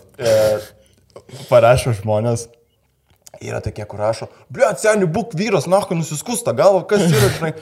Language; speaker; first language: Lithuanian; native; Lithuanian